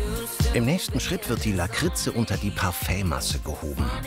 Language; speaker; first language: German; native; German